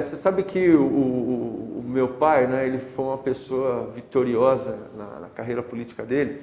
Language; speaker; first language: Portuguese; native; Portuguese